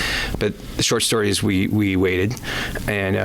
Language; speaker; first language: English; native; English